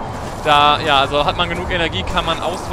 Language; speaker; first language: German; native; German